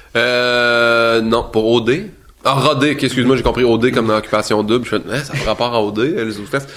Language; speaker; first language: French; native; French